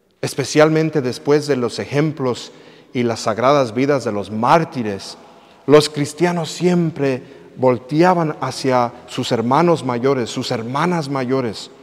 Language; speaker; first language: Spanish; early bilingual, heritage; English